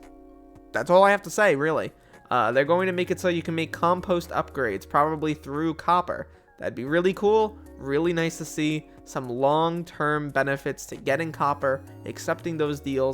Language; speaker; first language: English; native; English